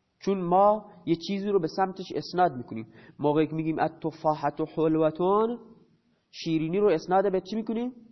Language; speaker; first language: Persian; non-native, local second language; Baluchi